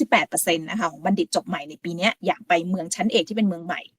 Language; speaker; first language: Thai; native; Thai